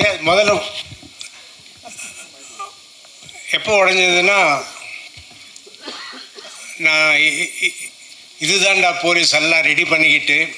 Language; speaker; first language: Tamil; non-native, local second language; Telugu